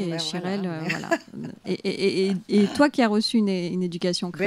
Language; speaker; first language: French; native; French